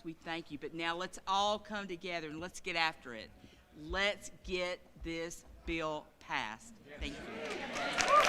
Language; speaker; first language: English; native; English